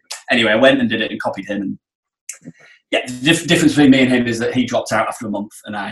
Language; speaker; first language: English; native; English